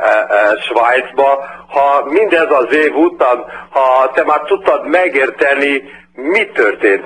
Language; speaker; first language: Hungarian; early bilingual, heritage; Portuguese